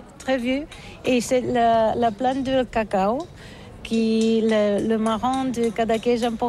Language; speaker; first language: French; non-native, learner; Catalan